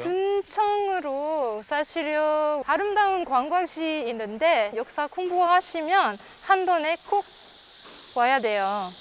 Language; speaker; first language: Korean; non-native, fluent; French